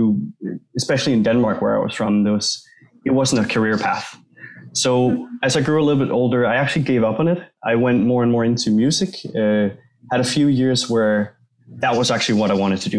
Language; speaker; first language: English; non-native, fluent; Danish